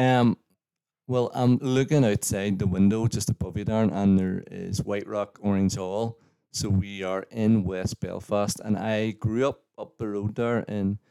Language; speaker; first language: English; native; English